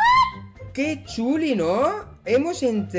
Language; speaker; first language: Spanish; native; Spanish